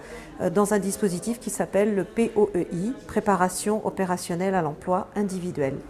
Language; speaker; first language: French; native; French